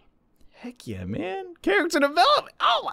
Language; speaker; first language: English; native; English